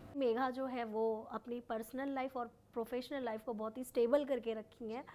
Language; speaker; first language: Hindi; native; Hindi